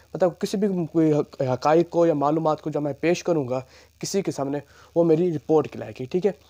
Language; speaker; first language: Urdu; non-native, local second language; Punjabi